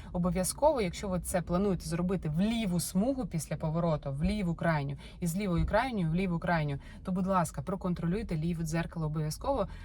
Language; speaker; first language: Ukrainian; non-native, local second language; Russian